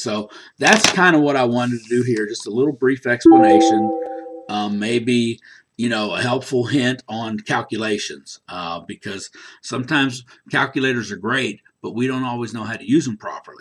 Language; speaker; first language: English; native; English